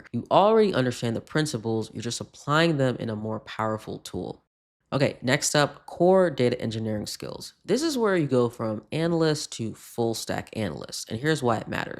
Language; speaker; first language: English; native; English